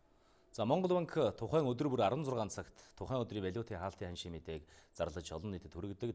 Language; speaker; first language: Mongolian; native; Mongolian